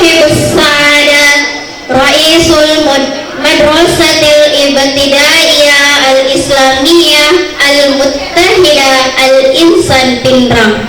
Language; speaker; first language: Arabic; non-native, learner; Indonesian